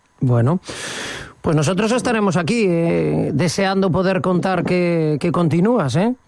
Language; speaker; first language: Spanish; native; Spanish